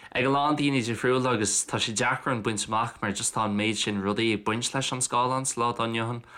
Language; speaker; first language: Irish; non-native, local second language; English